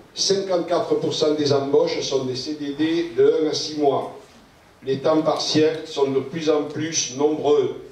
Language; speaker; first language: French; native; French